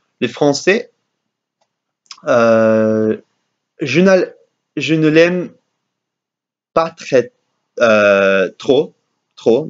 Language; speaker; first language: French; non-native, learner; English